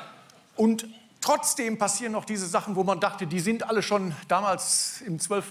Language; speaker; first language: German; native; German